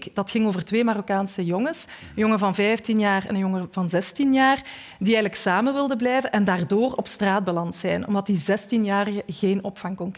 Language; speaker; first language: Dutch; native; Dutch